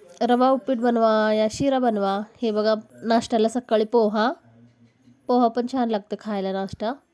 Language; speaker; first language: Marathi; non-native, local second language; Hindi